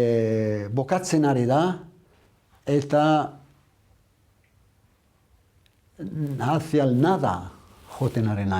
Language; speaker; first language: Basque; non-native, learner; Arabic